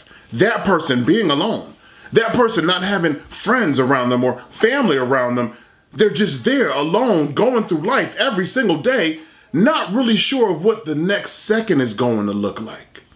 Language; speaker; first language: English; native; English